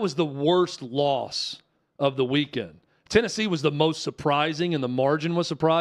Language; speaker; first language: English; native; English